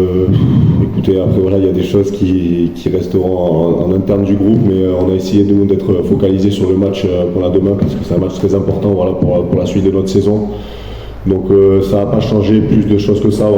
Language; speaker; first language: French; native; French